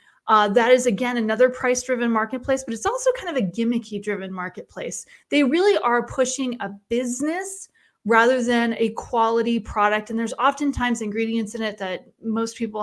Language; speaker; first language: English; native; English